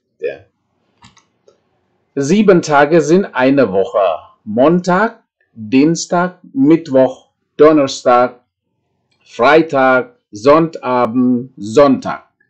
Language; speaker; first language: German; non-native, fluent; Indonesian